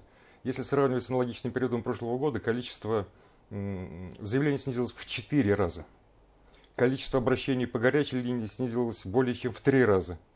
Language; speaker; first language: Russian; native; Russian